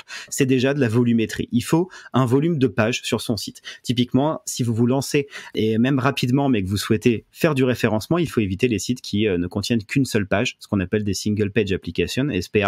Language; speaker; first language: French; native; French